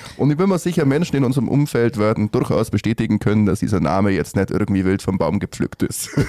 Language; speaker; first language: German; native; German